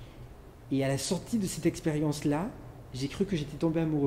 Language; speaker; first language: French; native; French